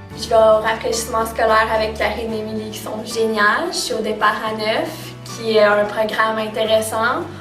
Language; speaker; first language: French; native; French